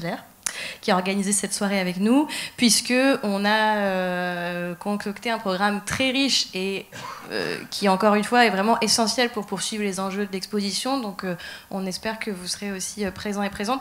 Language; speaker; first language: French; native; French